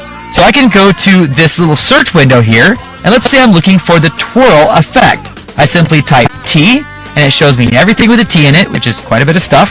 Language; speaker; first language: English; native; English